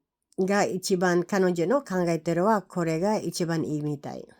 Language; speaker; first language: Japanese; non-native, learner; Filipino